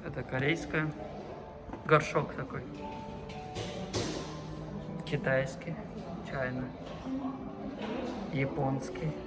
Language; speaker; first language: Russian; native; Russian